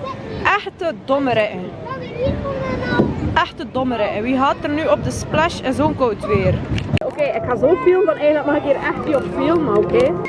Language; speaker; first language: Dutch; native; Dutch